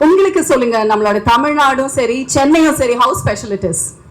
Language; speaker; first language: Tamil; native; Tamil